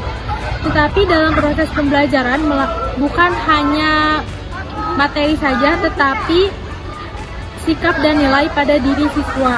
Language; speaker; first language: Indonesian; native; Indonesian